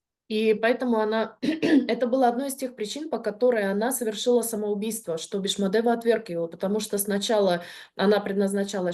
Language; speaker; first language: Russian; native; Russian